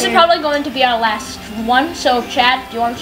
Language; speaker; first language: English; native; English